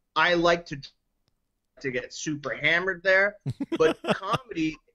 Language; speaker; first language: English; native; English